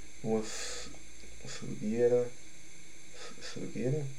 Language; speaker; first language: Spanish; non-native, learner; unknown